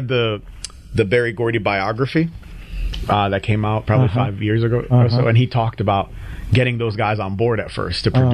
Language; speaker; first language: English; native; English